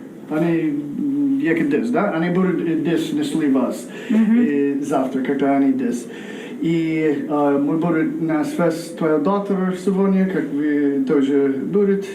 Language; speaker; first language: Russian; non-native, learner; English